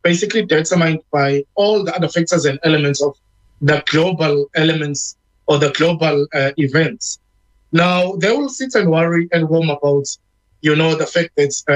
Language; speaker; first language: English; non-native, local second language; Zulu